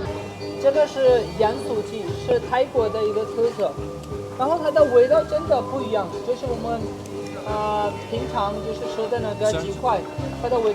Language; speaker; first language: Chinese; non-native, fluent; Urdu